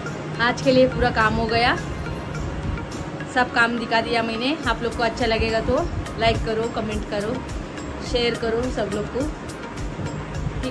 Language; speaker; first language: Hindi; non-native, local second language; Telugu